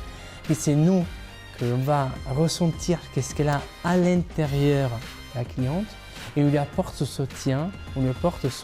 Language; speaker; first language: French; non-native, fluent; Italian